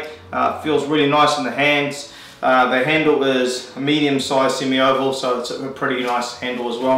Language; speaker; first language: English; native; English